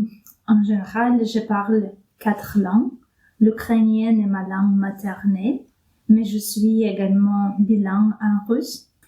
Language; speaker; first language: French; non-native, fluent; Ukrainian